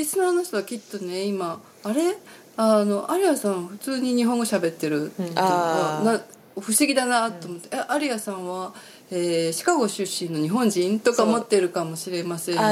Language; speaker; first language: Japanese; native; Japanese